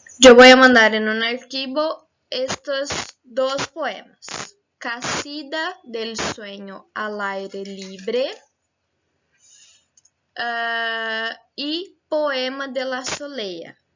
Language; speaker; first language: Spanish; non-native, fluent; Portuguese